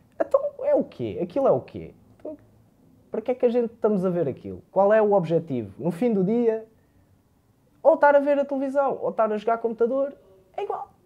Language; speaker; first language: Portuguese; early bilingual, other home language; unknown